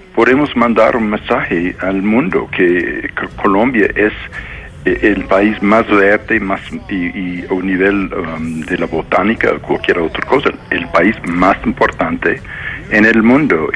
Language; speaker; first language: Spanish; non-native, fluent; English